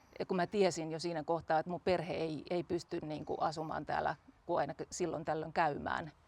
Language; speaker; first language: Finnish; native; Finnish